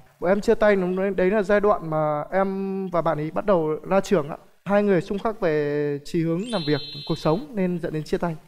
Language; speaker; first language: Vietnamese; native; Vietnamese